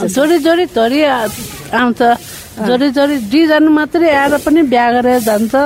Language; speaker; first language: Nepali; non-native, local second language; Newari